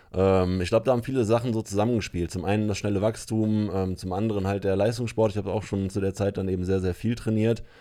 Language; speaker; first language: German; native; German